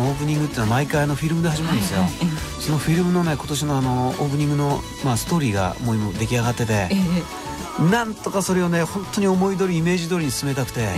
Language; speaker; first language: Japanese; native; Japanese